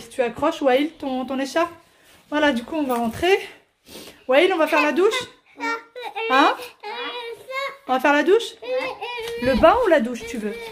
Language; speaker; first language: French; native; French